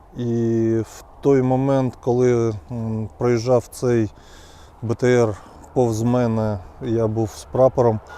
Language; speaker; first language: Ukrainian; native; Ukrainian